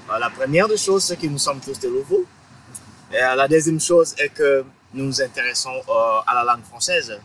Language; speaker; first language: French; non-native, local second language; Swahili